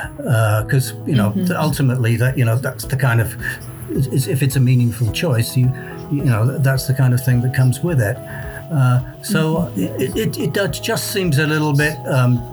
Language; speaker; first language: English; native; English